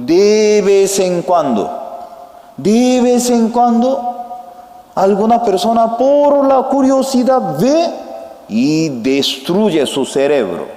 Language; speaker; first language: Spanish; non-native, fluent; Korean